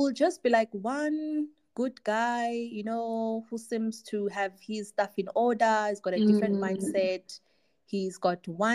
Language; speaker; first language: English; non-native, local second language; Zulu